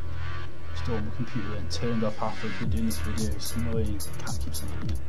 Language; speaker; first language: English; native; English